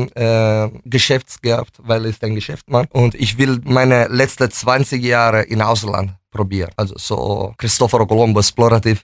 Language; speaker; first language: German; non-native, fluent; Italian